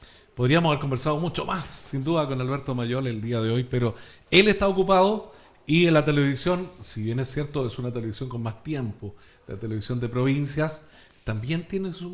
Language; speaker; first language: Spanish; native; Spanish